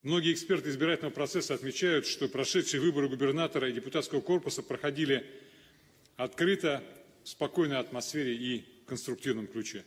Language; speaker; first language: Russian; native; Russian